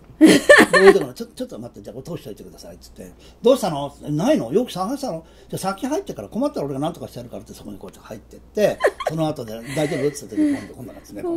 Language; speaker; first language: Japanese; native; Japanese